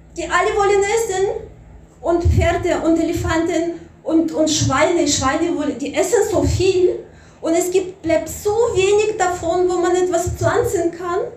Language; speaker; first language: German; non-native, fluent; Russian